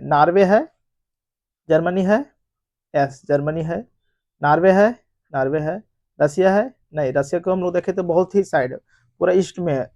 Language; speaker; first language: Hindi; native; Hindi